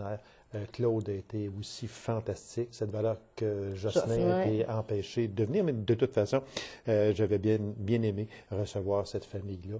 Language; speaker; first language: French; native; French